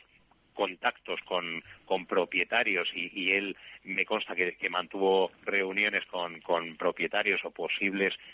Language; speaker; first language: Spanish; native; Spanish